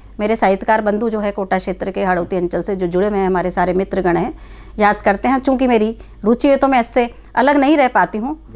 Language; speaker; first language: Hindi; non-native, local second language; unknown